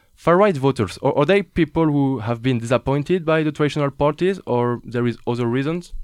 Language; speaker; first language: English; non-native, fluent; French